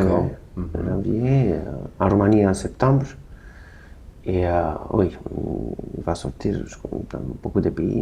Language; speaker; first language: French; non-native, fluent; Romanian